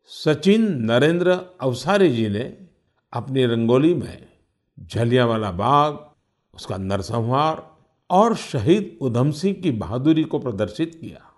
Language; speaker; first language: Hindi; native; Hindi